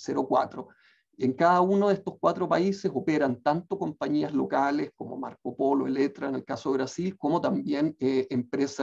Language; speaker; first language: Spanish; native; Spanish